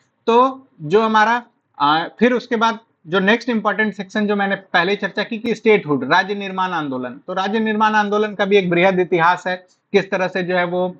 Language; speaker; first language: Hindi; native; Hindi